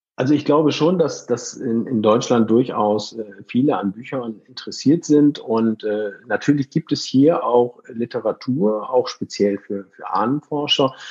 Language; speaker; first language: German; native; German